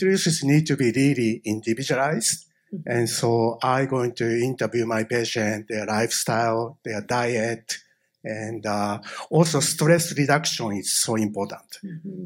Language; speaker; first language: English; non-native, fluent; Japanese